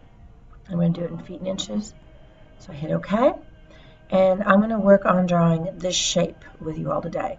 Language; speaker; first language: English; native; English